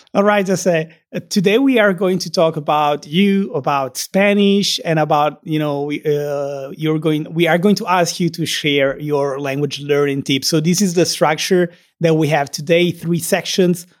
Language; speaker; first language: English; non-native, fluent; Italian